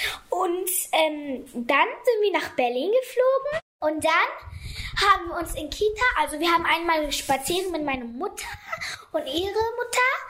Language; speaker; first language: German; early bilingual, other home language; Kurdish